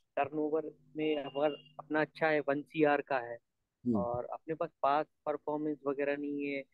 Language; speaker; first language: Hindi; native; Hindi